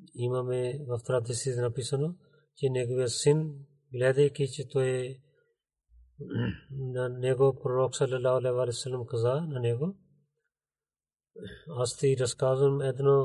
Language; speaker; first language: Bulgarian; non-native, fluent; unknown